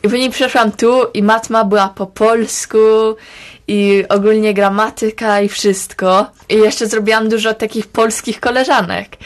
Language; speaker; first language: Polish; early bilingual, heritage; Polish